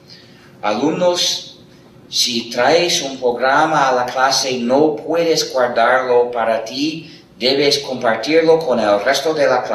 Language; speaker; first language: Spanish; non-native, fluent; English